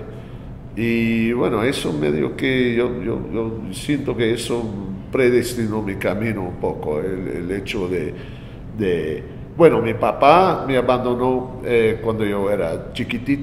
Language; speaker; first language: Spanish; non-native, fluent; English